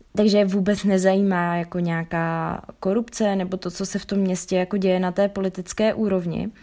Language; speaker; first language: Czech; native; Czech